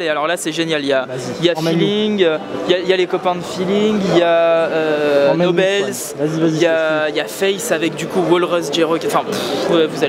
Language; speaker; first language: French; native; French